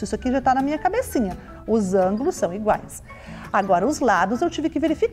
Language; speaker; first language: Portuguese; native; Portuguese